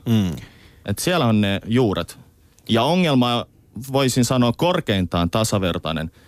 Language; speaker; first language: Finnish; early bilingual, other home language; Russian